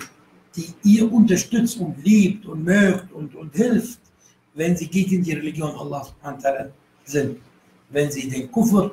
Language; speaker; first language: German; non-native, fluent; Arabic